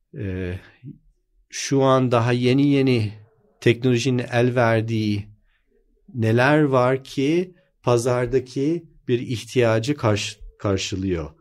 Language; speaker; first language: Turkish; early bilingual, heritage; Turkish